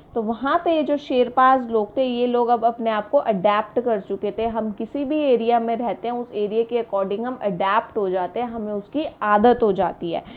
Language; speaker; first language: Hindi; native; Hindi